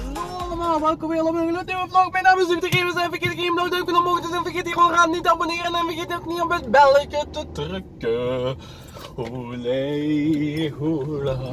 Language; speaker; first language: Dutch; native; Dutch